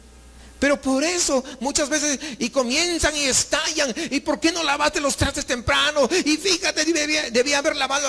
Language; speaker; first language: Spanish; native; Spanish